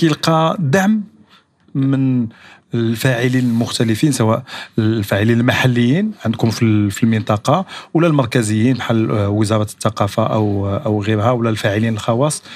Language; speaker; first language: Arabic; native; Arabic